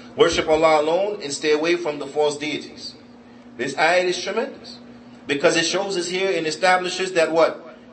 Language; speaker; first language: English; native; English